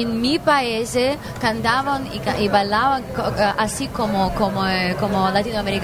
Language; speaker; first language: Spanish; non-native, learner; Ukrainian